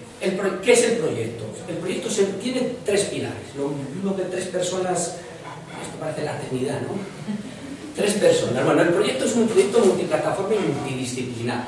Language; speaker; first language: Spanish; native; Spanish